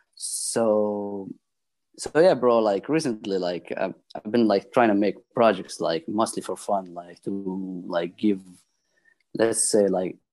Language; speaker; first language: English; non-native, fluent; Arabic